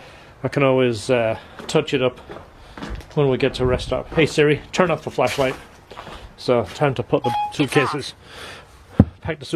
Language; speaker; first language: English; native; English